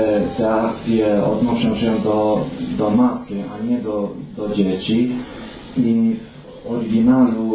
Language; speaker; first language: Polish; non-native, learner; Romanian